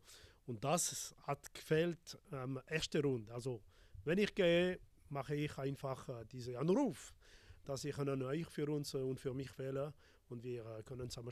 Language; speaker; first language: German; non-native, local second language; French